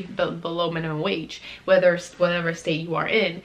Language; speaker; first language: English; native; English